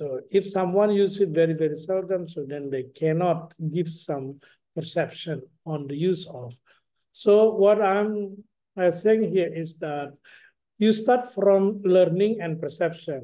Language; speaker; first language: English; non-native, fluent; Indonesian